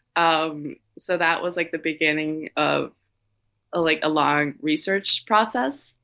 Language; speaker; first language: English; non-native, fluent; Danish